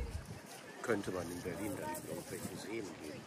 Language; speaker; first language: German; native; German